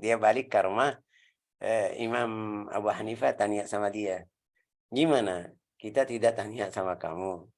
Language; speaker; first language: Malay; non-native, learner; Arabic